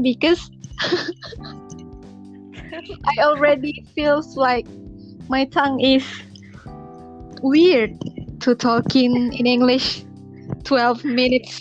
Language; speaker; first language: English; non-native, learner; Indonesian